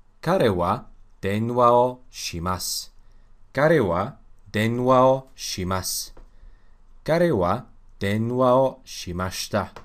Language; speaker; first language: Japanese; non-native, learner; Russian